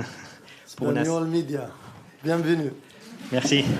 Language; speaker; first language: French; non-native, learner; Arabic